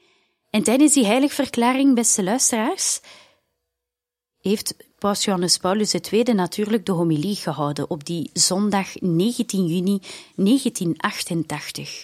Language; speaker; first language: Dutch; native; Dutch